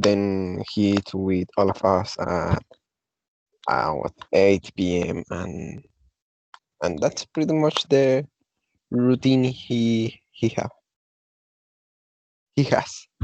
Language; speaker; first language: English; non-native, learner; Spanish